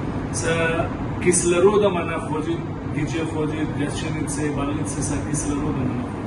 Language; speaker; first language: Russian; non-native, local second language; Uzbek